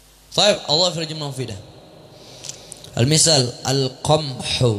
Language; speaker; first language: Arabic; non-native, fluent; Indonesian